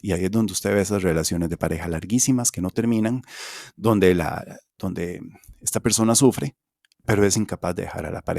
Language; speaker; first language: Spanish; native; Spanish